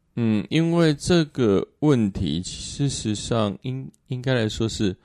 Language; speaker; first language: Chinese; native; Chinese